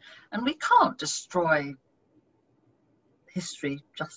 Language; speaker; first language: English; native; English